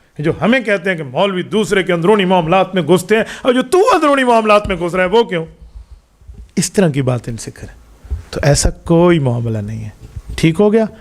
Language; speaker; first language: Urdu; non-native, local second language; Punjabi